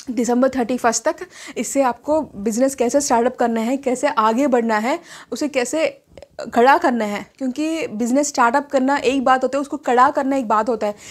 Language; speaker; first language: Hindi; non-native, local second language; Telugu